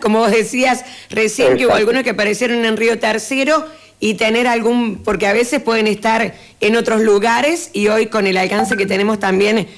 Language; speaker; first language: Spanish; native; Spanish